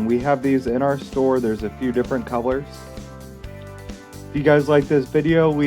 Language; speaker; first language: English; native; English